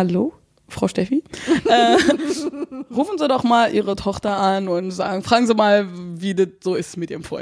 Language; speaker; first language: German; native; German